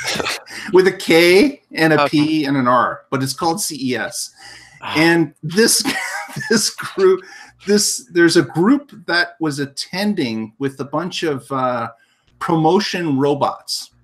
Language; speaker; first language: English; native; English